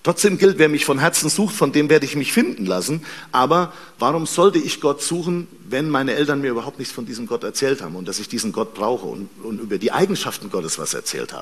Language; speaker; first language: German; native; German